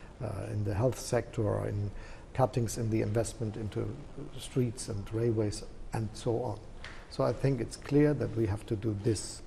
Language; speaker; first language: English; non-native, fluent; German